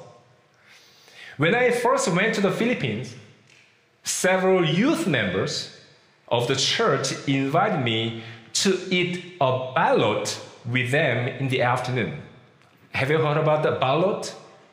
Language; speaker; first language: English; non-native, fluent; Korean